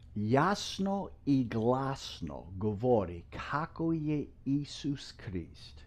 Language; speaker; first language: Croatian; non-native, fluent; English